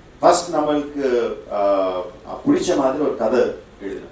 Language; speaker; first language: Tamil; non-native, fluent; Telugu